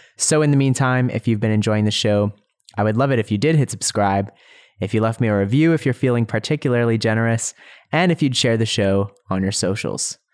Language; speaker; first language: English; native; English